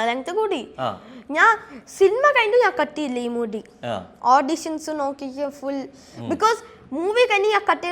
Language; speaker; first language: Malayalam; early bilingual, heritage; Malayalam